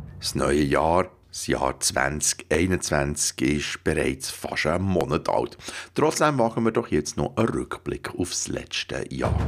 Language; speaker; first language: German; native; German